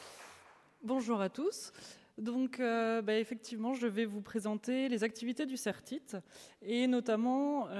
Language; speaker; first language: French; native; French